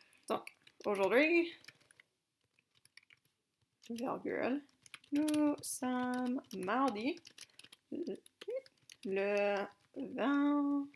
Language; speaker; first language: French; non-native, fluent; English